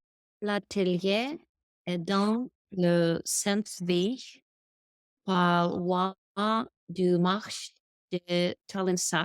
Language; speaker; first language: French; non-native, learner; English